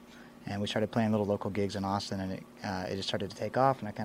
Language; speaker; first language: English; native; English